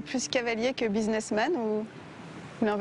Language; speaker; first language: French; native; French